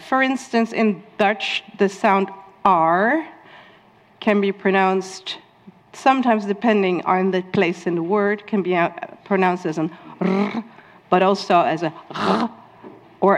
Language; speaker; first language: English; non-native, fluent; Dutch